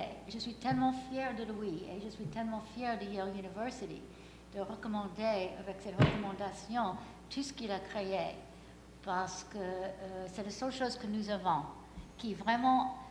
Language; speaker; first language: French; non-native, fluent; English